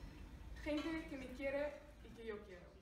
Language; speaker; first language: Spanish; non-native, learner; Afrikaans